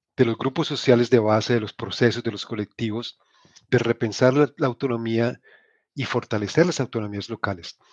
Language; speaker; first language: Spanish; native; Spanish